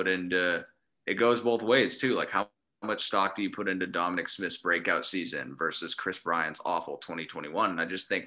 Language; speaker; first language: English; native; English